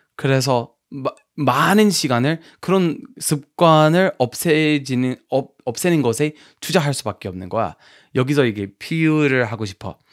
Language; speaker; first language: Korean; non-native, fluent; English